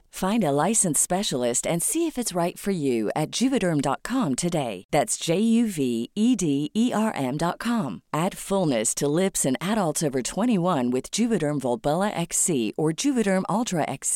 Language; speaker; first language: English; native; English